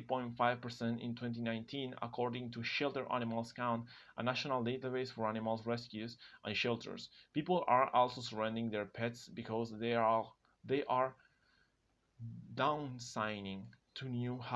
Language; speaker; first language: English; non-native, fluent; Spanish